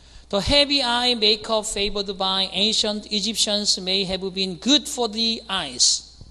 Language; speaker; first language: English; non-native, fluent; Korean